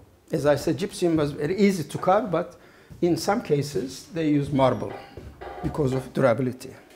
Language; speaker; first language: English; non-native, fluent; Turkish